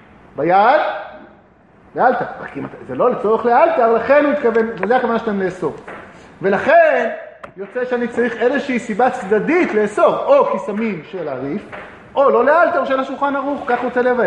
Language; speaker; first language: Hebrew; native; Hebrew